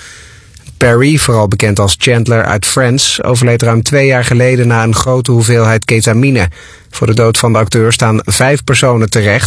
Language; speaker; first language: Dutch; native; Dutch